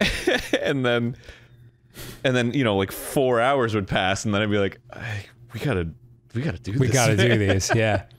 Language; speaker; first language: English; native; English